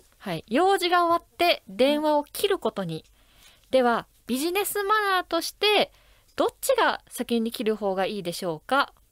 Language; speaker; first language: Japanese; native; Japanese